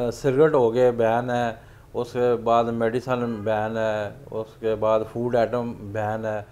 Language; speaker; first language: Urdu; non-native, local second language; Punjabi